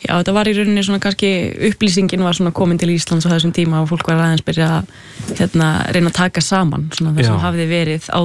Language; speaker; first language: Icelandic; native; Icelandic